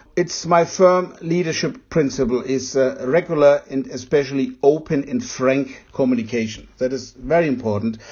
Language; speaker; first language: English; non-native, fluent; German